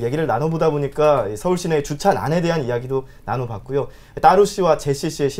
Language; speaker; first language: Korean; native; Korean